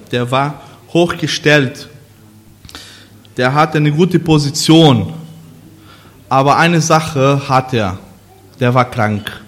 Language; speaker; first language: German; non-native, learner; Portuguese